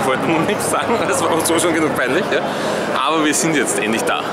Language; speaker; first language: German; native; German